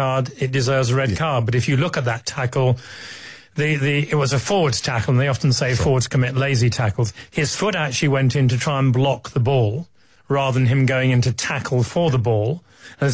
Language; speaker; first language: English; native; English